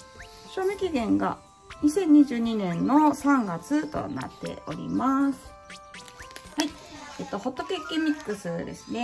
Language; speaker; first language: Japanese; native; Japanese